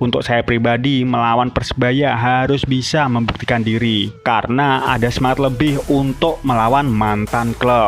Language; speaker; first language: Indonesian; non-native, local second language; Javanese